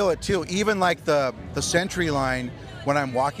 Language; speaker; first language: English; native; English